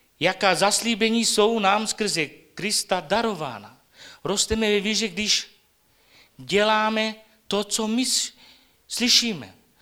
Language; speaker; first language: Czech; non-native, local second language; Romany